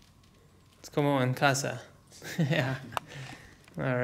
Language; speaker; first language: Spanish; non-native, learner; English